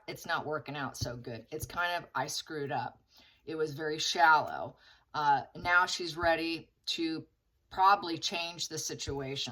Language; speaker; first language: English; native; English